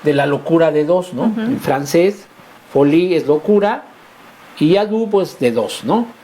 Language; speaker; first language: Spanish; native; Spanish